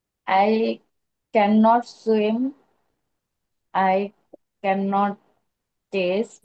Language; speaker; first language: English; non-native, learner; Bangla